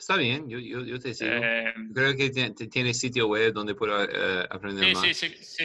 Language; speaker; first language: Spanish; non-native, learner; English